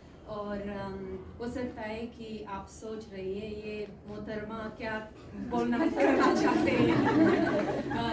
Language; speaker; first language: Hindi; non-native, learner; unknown